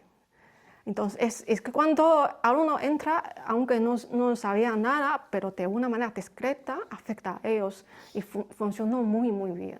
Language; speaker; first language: Spanish; non-native, fluent; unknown